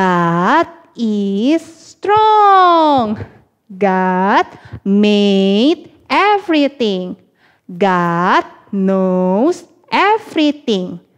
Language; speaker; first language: English; non-native, learner; Indonesian